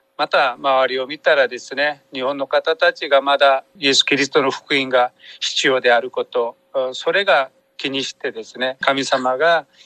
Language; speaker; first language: Japanese; non-native, fluent; Korean